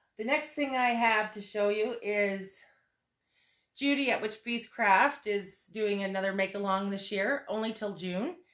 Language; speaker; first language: English; native; English